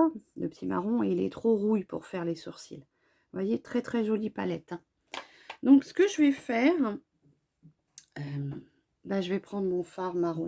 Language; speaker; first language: French; native; French